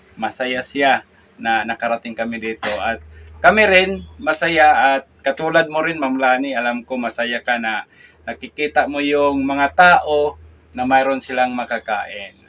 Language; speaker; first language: Filipino; non-native, local second language; Cebuano